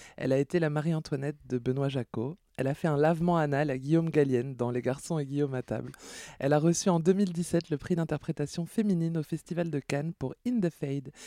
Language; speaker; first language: French; native; French